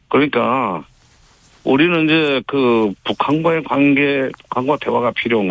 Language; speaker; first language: Korean; native; Korean